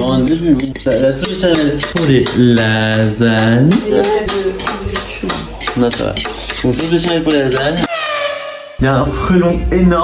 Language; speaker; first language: French; native; French